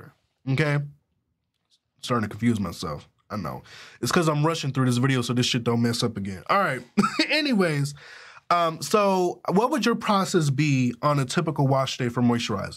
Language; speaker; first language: English; native; English